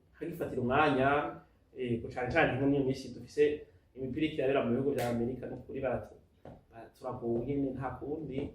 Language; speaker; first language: Rundi; native; Rundi